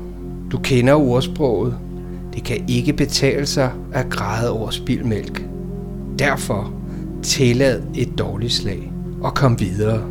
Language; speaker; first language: Danish; native; Danish